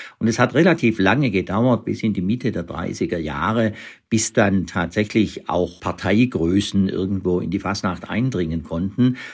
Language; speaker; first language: German; native; German